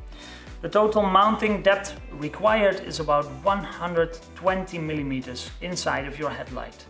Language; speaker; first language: English; non-native, fluent; Dutch